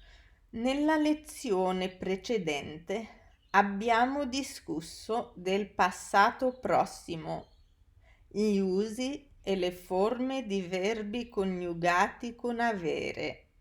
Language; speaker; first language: Italian; non-native, fluent; English